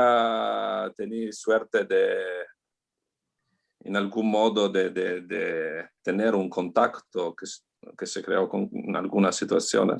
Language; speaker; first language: Spanish; non-native, learner; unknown